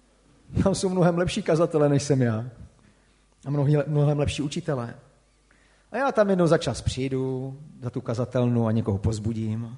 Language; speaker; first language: Czech; native; Czech